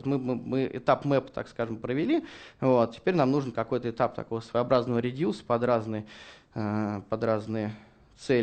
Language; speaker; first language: Russian; native; Russian